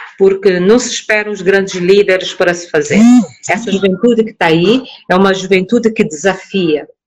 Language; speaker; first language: Portuguese; non-native, local second language; Kabuverdianu